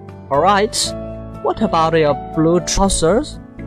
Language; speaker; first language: English; non-native, fluent; Chinese